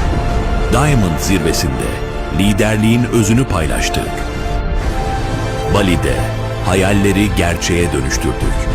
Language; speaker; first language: Turkish; native; Turkish